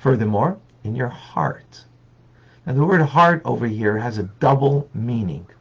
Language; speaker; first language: English; native; English